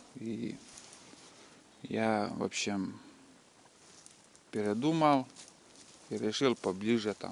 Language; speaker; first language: Russian; native; Russian